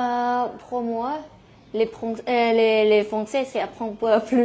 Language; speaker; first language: French; non-native, learner; Thai